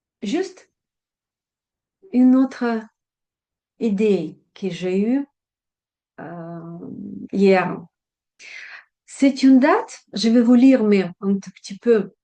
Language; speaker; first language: French; non-native, fluent; Russian